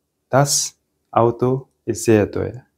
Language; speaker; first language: German; non-native, fluent; Persian